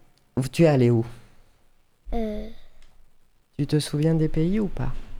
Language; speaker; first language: French; native; French